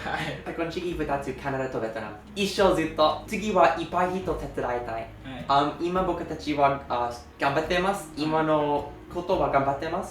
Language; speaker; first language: Japanese; non-native, learner; English